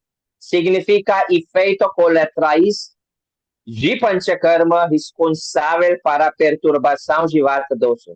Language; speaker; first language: Portuguese; non-native, learner; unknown